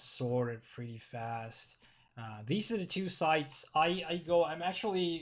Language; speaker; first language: English; non-native, fluent; Finnish